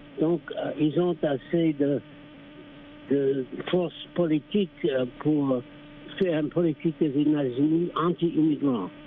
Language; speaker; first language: French; non-native, fluent; English